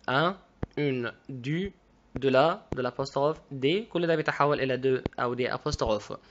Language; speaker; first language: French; non-native, fluent; Arabic